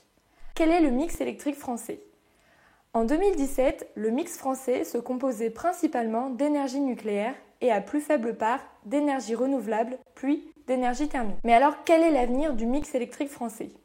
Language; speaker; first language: French; native; French